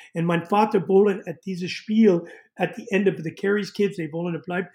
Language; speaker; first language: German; non-native, learner; English